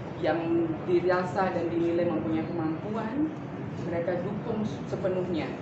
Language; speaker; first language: Indonesian; native; Indonesian